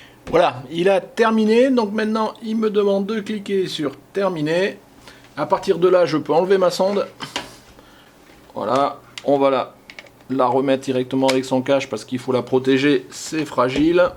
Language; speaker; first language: French; native; French